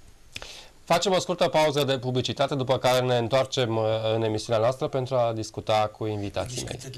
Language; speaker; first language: Romanian; native; Romanian